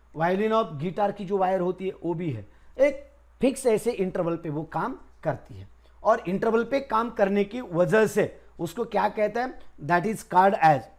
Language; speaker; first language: Hindi; non-native, local second language; Marathi